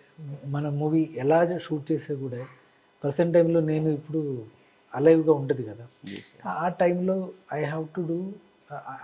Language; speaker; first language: Telugu; non-native, learner; Malayalam